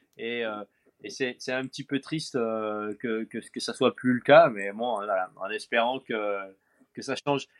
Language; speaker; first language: French; native; French